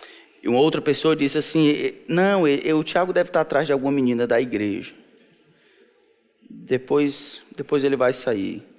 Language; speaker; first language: Portuguese; native; Portuguese